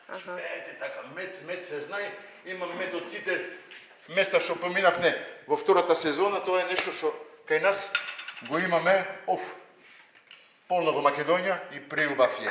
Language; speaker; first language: Macedonian; non-native, fluent; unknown